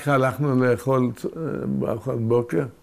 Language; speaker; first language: Hebrew; early bilingual, other home language; Yiddish